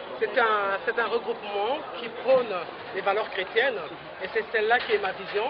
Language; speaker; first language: French; non-native, local second language; Lingala